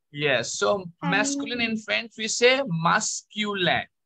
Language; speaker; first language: English; non-native, local second language; Bangla